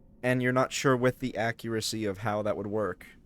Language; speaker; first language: English; native; English